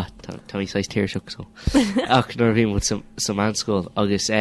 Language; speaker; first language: Irish; non-native, local second language; English